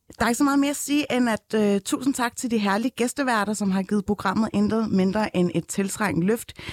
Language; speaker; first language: Danish; early bilingual, other home language; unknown